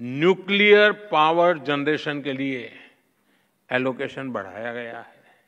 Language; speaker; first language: Hindi; non-native, local second language; Gujarati